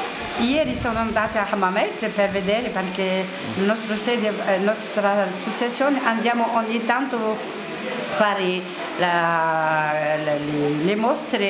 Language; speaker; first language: Italian; non-native, fluent; Arabic